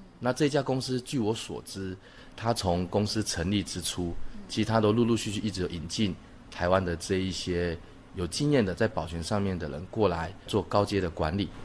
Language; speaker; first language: Chinese; native; Chinese